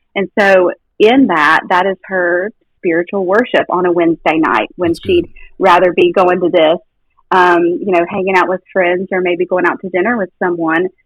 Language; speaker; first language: English; native; English